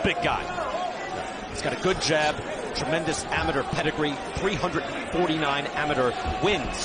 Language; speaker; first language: English; native; English